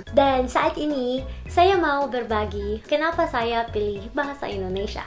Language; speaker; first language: Indonesian; non-native, learner; Filipino